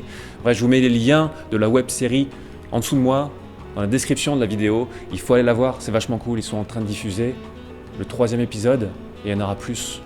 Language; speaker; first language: French; native; French